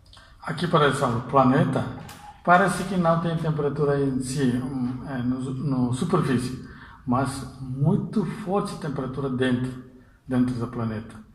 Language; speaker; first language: Portuguese; non-native, fluent; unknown